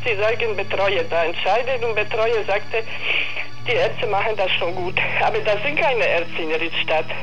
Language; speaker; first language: German; non-native, learner; Polish